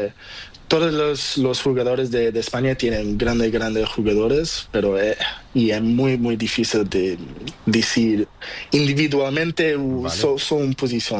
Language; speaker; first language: Spanish; non-native, learner; Portuguese